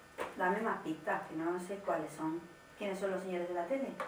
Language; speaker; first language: Spanish; native; Spanish